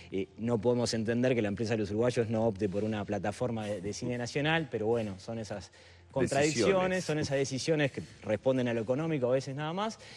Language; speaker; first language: Spanish; native; Spanish